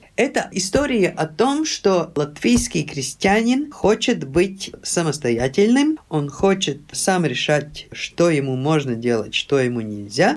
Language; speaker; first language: Russian; non-native, local second language; Latvian